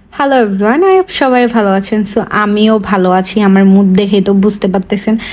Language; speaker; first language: Bangla; non-native, local second language; Chakma